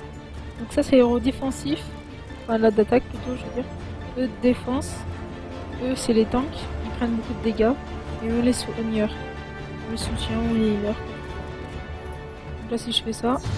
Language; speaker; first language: French; native; French